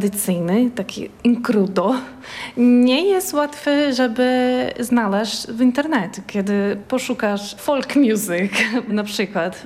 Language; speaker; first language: Polish; non-native, learner; Portuguese